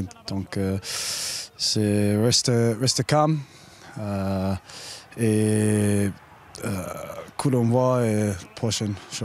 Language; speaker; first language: French; non-native, learner; English